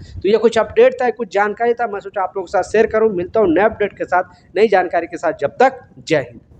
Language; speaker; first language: Hindi; native; Hindi